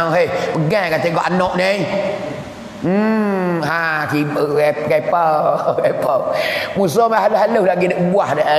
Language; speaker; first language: Malay; native; Malay